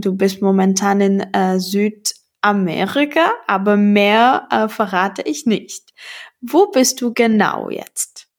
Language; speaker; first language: German; non-native, fluent; Czech